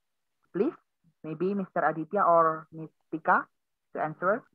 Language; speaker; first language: English; non-native, learner; Indonesian